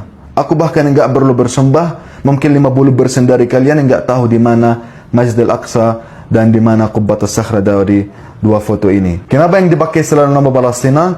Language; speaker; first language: Indonesian; non-native, fluent; Arabic